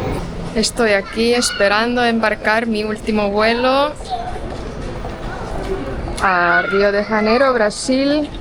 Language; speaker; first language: Spanish; non-native, fluent; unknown